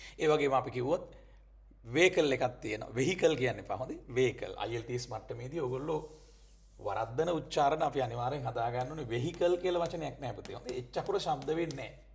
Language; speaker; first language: Sinhala; native; Sinhala